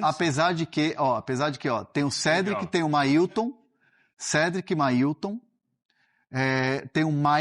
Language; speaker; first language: Portuguese; native; Portuguese